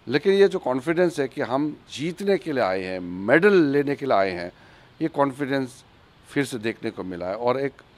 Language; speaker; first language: Hindi; native; Hindi